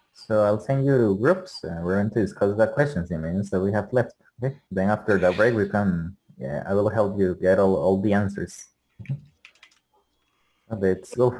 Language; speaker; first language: English; non-native, fluent; Spanish